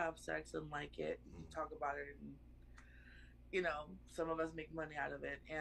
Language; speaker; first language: English; early bilingual, other home language; Spanish